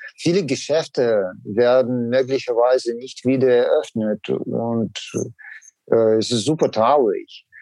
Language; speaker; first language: German; non-native, learner; Russian